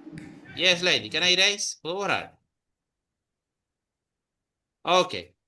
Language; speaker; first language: English; non-native, fluent; Spanish